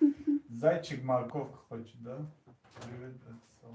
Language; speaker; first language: Russian; non-native, local second language; Tajik